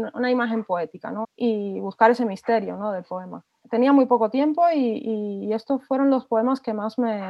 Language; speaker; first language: Spanish; native; Spanish